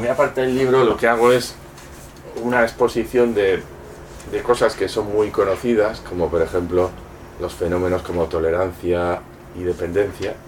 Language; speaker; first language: Spanish; native; Spanish